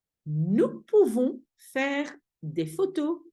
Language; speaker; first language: French; non-native, fluent; Dutch